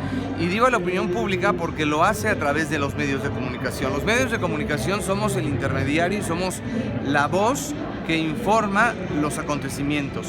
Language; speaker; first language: Spanish; native; Spanish